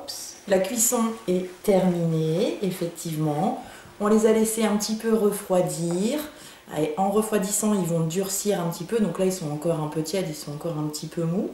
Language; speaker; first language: French; native; French